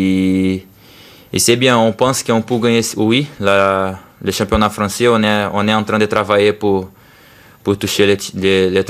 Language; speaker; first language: French; non-native, learner; Portuguese